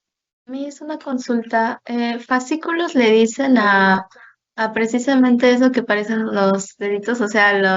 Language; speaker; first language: Spanish; native; Spanish